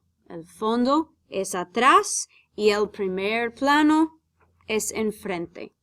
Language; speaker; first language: Spanish; non-native, fluent; English